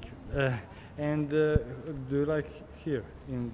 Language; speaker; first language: English; non-native, learner; Serbian